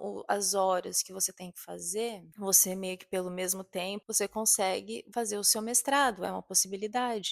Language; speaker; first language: Portuguese; native; Portuguese